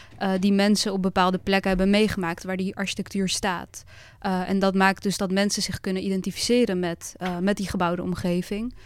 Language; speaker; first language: Dutch; early bilingual, other home language; Bosnian